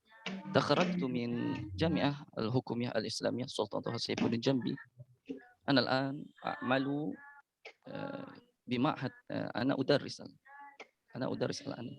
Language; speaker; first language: Arabic; non-native, learner; Indonesian